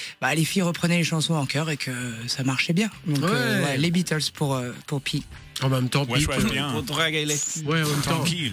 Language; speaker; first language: French; native; French